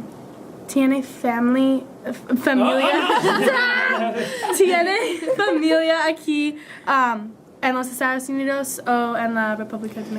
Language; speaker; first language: Spanish; non-native, learner; English